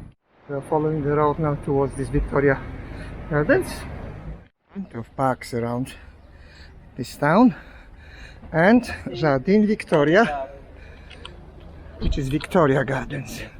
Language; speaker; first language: English; non-native, fluent; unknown